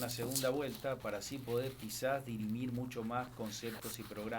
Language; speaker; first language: Spanish; native; Spanish